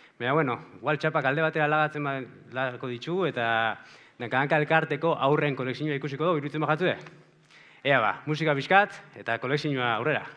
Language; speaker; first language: Basque; native; Basque